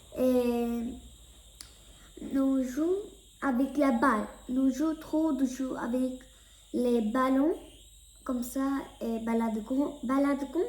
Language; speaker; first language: French; non-native, learner; Malayalam